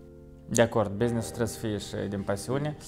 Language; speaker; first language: Romanian; native; Romanian